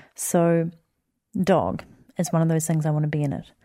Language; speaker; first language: English; native; English